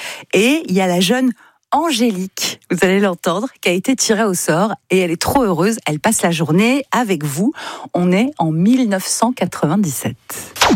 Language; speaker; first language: French; native; French